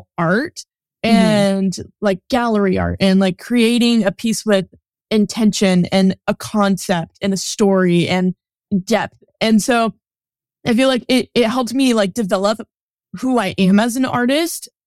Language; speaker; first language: English; native; English